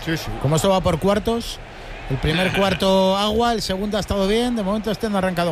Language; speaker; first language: Spanish; native; Spanish